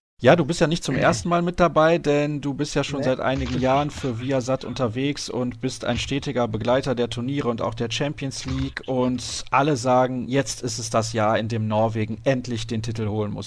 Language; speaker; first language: German; native; German